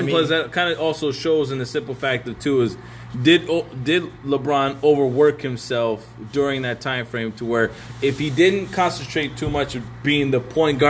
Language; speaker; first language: English; native; English